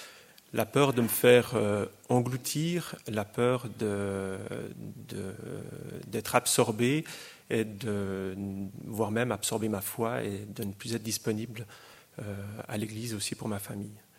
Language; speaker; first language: French; native; French